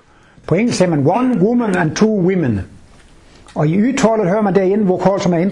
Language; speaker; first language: Swedish; non-native, fluent; Danish